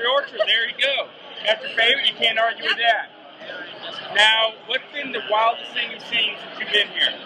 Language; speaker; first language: English; native; English